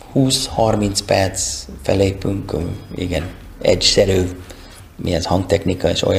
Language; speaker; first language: Hungarian; non-native, learner; English